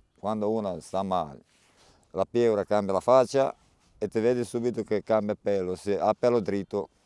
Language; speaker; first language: Italian; non-native, learner; Romanian